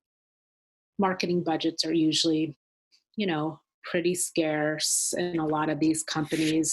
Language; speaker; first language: English; native; English